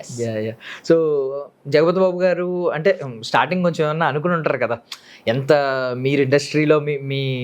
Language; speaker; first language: Telugu; native; Telugu